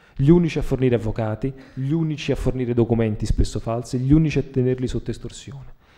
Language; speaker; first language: Italian; native; Italian